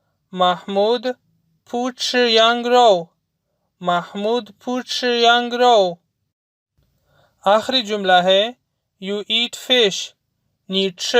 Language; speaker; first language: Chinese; non-native, fluent; Urdu